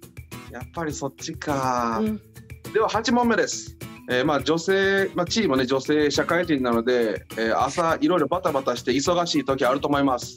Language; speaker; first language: Japanese; native; Japanese